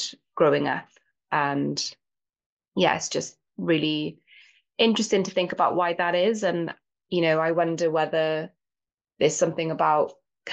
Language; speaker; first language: English; native; English